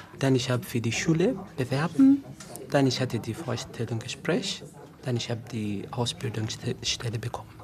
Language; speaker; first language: German; non-native, learner; Ganda